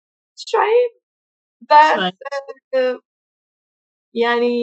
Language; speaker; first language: Arabic; non-native, learner; Spanish